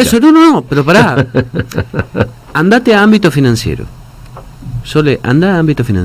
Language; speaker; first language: Spanish; native; Spanish